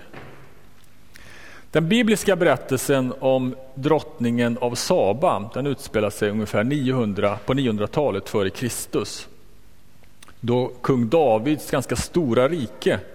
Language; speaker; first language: Swedish; native; Swedish